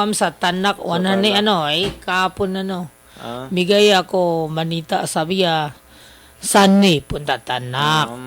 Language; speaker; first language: Filipino; non-native, learner; Chinese